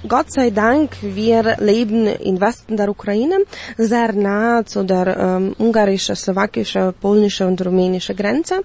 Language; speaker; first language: German; early bilingual, heritage; German